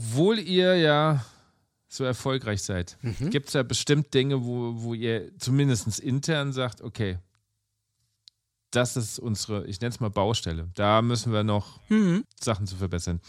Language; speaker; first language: German; native; German